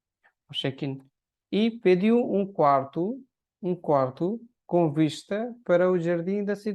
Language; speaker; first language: Portuguese; non-native, fluent; Hindi